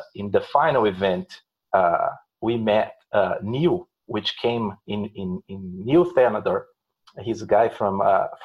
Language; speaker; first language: English; non-native, fluent; Portuguese